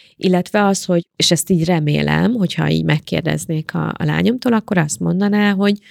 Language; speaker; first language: Hungarian; native; Hungarian